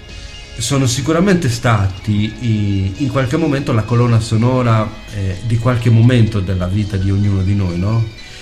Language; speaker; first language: Italian; native; Italian